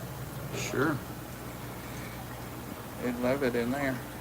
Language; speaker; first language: English; native; English